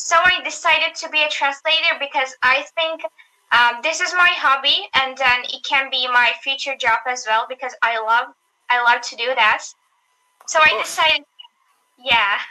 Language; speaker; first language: English; non-native, learner; Turkish